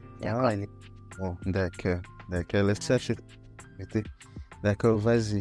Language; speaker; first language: French; non-native, fluent; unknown